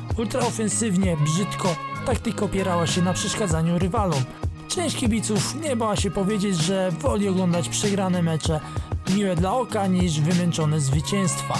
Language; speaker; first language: Polish; native; Polish